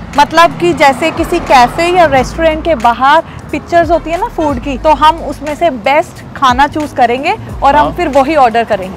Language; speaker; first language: Hindi; native; Hindi